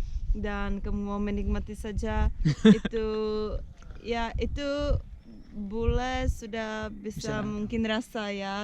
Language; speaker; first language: Indonesian; non-native, learner; Czech